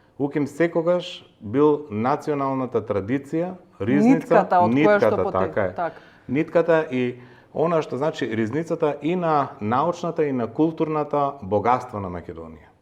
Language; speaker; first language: Macedonian; native; Macedonian